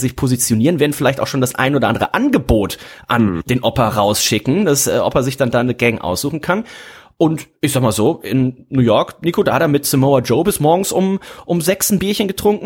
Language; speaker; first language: German; native; German